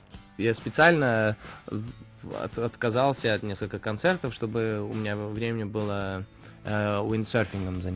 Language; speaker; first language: Russian; early bilingual, heritage; Russian